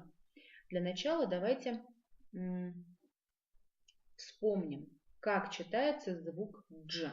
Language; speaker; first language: Russian; non-native, local second language; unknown